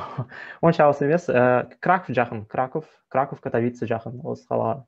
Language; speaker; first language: Kazakh; non-native, local second language; Russian